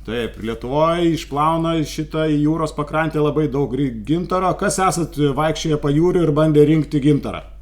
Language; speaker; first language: Lithuanian; native; Lithuanian